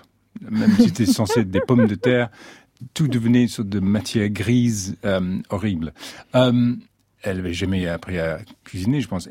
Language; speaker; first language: French; non-native, fluent; English